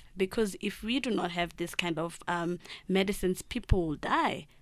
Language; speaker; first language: English; non-native, local second language; Shona